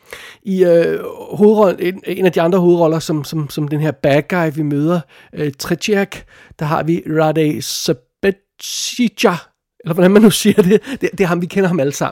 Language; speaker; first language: Danish; native; Danish